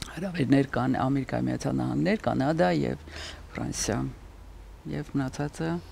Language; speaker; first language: Armenian; native; Armenian